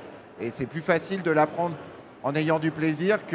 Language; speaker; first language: French; native; French